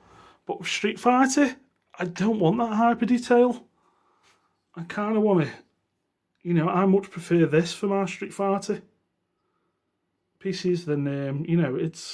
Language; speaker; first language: English; native; English